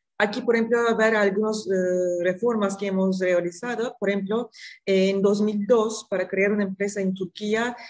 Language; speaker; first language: Spanish; non-native, fluent; Turkish